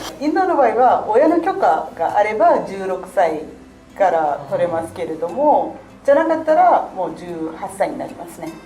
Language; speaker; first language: Japanese; non-native, fluent; Malayalam